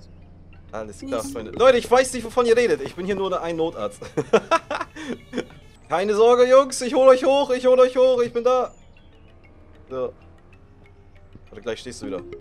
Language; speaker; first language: German; native; German